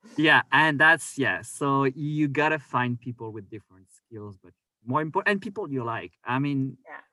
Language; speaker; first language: English; non-native, fluent; French